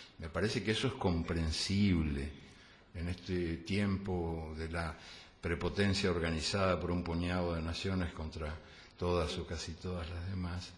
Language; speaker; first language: Spanish; native; Spanish